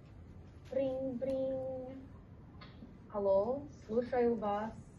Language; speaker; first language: Russian; non-native, learner; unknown